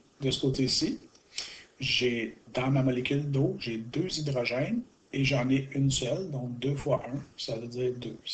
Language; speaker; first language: French; native; French